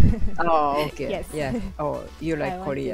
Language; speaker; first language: English; non-native, learner; Japanese